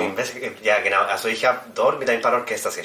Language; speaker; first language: German; non-native, fluent; Spanish